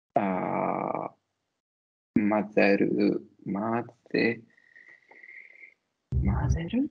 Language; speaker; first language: Japanese; non-native, learner; Italian